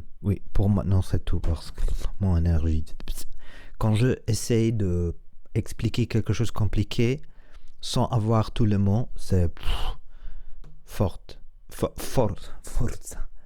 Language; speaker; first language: French; non-native, learner; Spanish